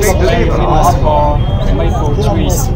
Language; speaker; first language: English; non-native, learner; Vietnamese